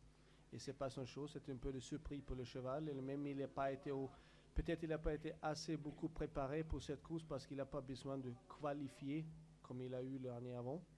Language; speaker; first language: French; non-native, learner; Swedish